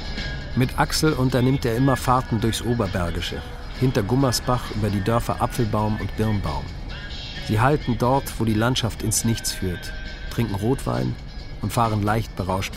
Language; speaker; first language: German; native; German